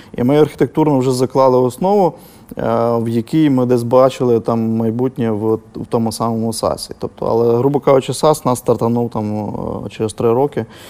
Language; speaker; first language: Ukrainian; native; Ukrainian